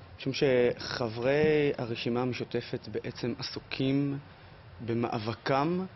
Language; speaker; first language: Hebrew; non-native, local second language; Arabic